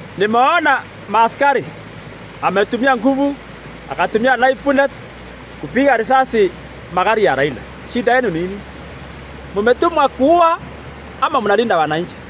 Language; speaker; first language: Swahili; non-native, local second language; Kalenjin